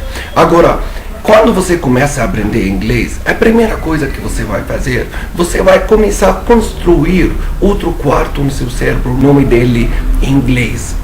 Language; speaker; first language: Portuguese; non-native, fluent; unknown